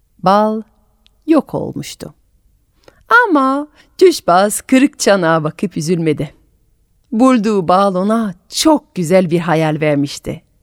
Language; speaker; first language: Turkish; non-native, fluent; French